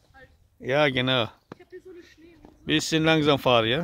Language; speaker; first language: German; non-native, learner; Turkish